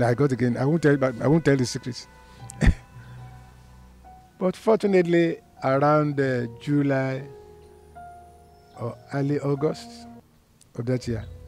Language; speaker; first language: English; non-native, local second language; Yoruba